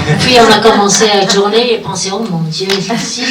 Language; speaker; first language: French; non-native, fluent; German